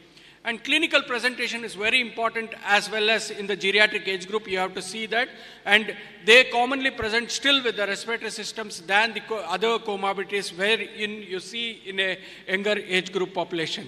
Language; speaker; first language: English; non-native, fluent; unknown